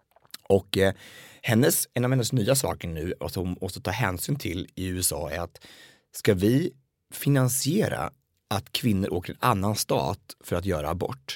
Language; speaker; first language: Swedish; native; Swedish